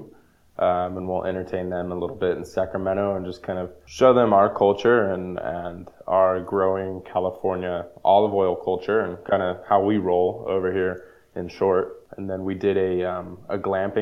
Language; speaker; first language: English; native; English